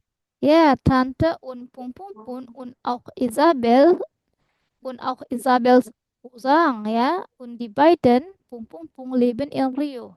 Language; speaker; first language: German; non-native, fluent; Indonesian